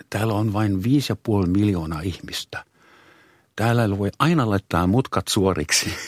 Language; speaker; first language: Finnish; non-native, fluent; German